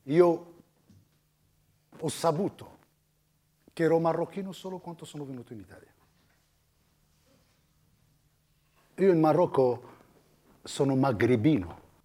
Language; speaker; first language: Italian; non-native, fluent; Arabic